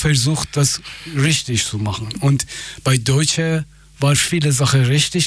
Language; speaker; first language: German; non-native, fluent; Persian